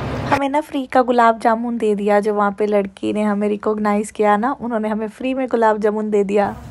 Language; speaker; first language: Hindi; native; Hindi